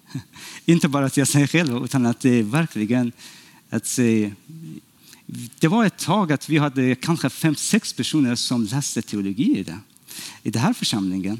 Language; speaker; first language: Swedish; non-native, fluent; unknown